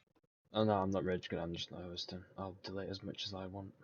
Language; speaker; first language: English; native; English